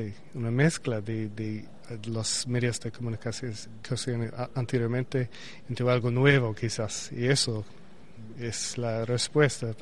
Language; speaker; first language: Spanish; non-native, learner; English